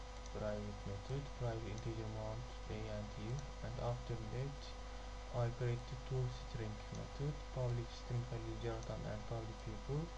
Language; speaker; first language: English; non-native, learner; Turkish